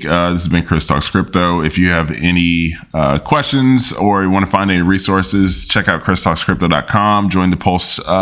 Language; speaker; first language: English; native; English